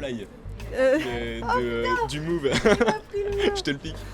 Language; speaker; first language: French; native; French